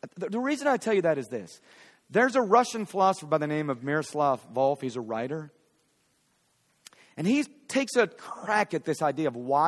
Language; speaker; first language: English; native; English